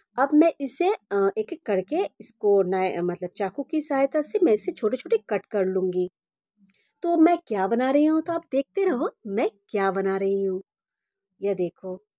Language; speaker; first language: Hindi; non-native, local second language; Bangla